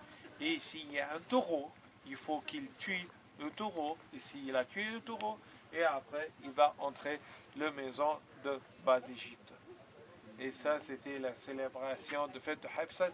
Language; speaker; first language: French; non-native, fluent; Arabic